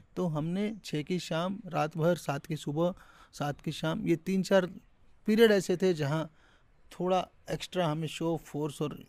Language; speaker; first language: Hindi; native; Hindi